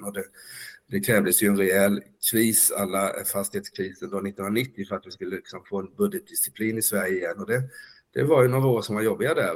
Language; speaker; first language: Swedish; native; Swedish